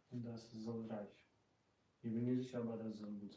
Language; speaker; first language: German; non-native, learner; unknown